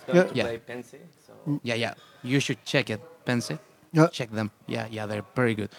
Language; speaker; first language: English; non-native, fluent; Spanish